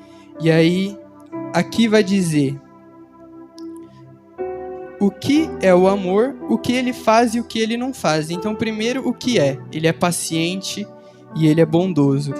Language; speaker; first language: Portuguese; native; Portuguese